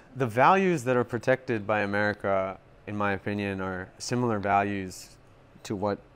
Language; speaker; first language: English; native; English